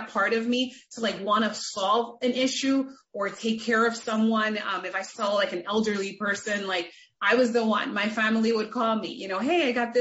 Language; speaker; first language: English; native; English